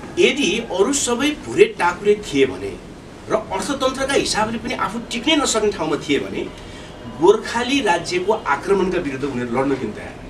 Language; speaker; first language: Nepali; non-native, local second language; Eastern Tamang